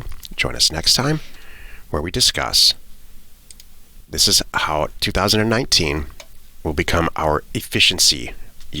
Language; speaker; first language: English; native; English